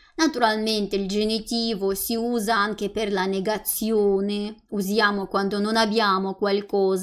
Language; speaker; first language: Italian; non-native, fluent; Russian